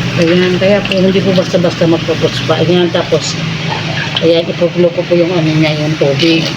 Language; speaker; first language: Filipino; non-native, local second language; Waray